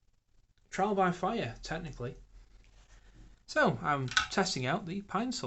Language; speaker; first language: English; native; English